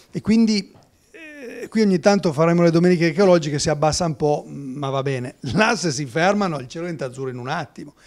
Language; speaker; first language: Italian; native; Italian